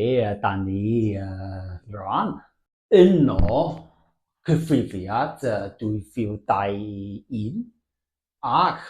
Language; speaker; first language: Welsh; non-native, learner; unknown